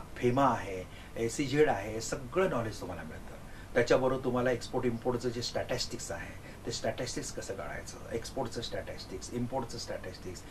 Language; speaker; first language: Marathi; non-native, local second language; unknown